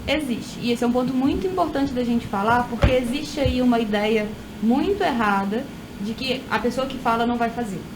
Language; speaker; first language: Portuguese; native; Portuguese